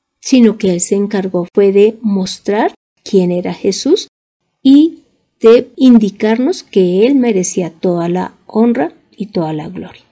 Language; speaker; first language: Spanish; native; Spanish